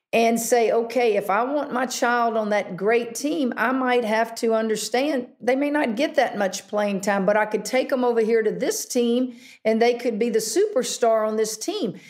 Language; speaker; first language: English; native; English